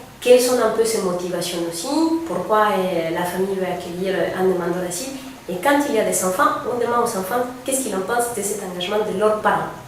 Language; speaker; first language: French; non-native, fluent; Spanish